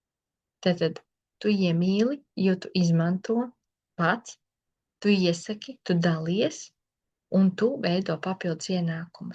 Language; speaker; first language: Latvian; native; Latvian